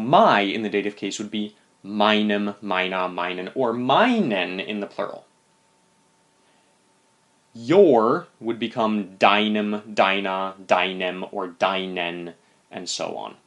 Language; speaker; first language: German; non-native, fluent; English